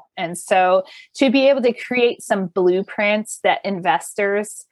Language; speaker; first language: English; native; English